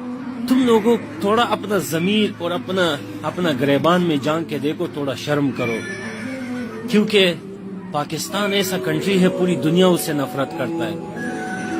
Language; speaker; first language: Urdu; non-native, fluent; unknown